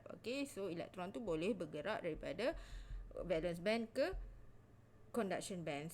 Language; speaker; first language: Malay; native; Malay